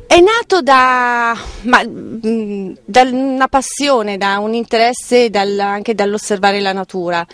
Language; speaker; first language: Italian; native; Italian